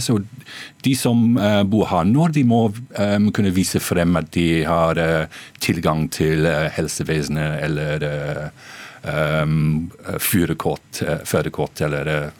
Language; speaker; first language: Norwegian; non-native, fluent; English